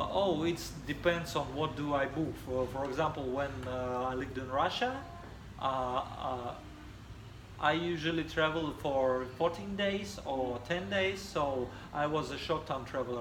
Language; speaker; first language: English; non-native, fluent; Russian